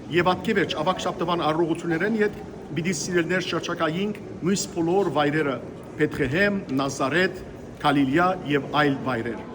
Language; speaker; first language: Armenian; native; Armenian